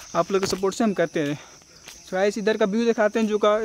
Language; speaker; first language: Hindi; native; Hindi